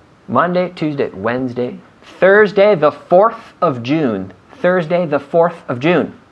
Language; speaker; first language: English; non-native, fluent; Spanish